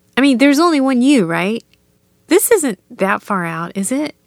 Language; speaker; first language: English; native; English